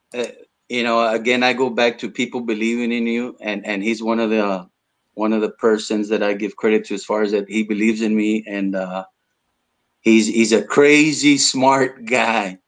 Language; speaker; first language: English; early bilingual, other home language; Spanish